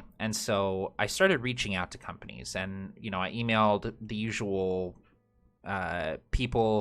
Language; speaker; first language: English; native; English